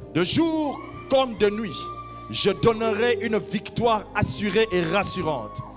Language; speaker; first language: French; non-native, local second language; Lingala